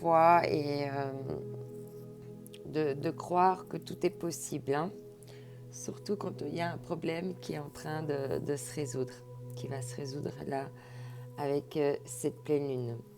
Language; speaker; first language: French; native; French